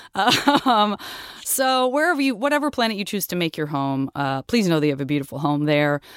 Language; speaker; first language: English; native; English